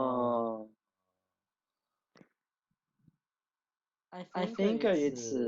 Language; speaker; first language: English; non-native, learner; Chinese